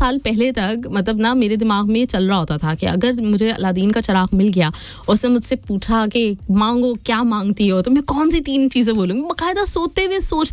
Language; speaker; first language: Urdu; native; Urdu